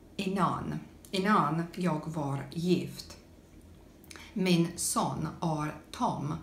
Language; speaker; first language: Swedish; non-native, learner; Slovak